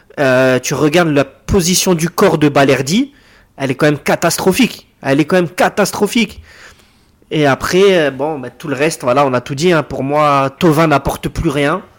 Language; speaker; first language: French; native; French